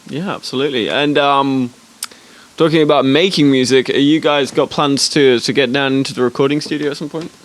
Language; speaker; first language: English; native; English